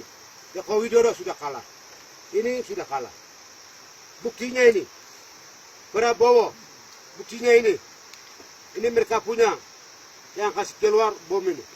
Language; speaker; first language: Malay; non-native, local second language; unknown